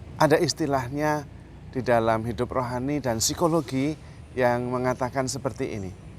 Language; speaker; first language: Indonesian; native; Indonesian